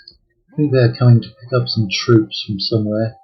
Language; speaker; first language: English; native; English